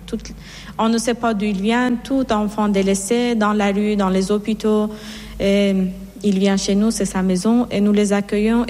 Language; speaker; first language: French; non-native, fluent; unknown